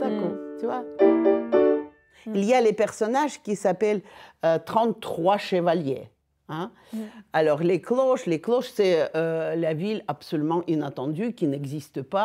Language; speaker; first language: French; non-native, fluent; Russian